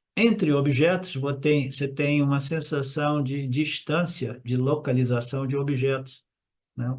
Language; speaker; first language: Portuguese; native; Portuguese